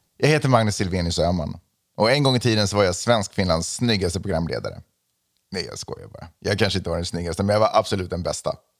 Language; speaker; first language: Swedish; native; Swedish